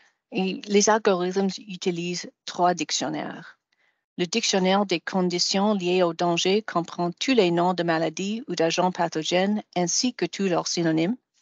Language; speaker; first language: French; non-native, fluent; English